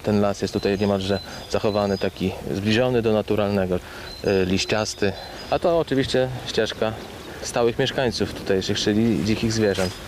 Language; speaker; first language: Polish; native; Polish